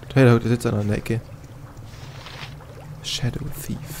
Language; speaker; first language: German; native; German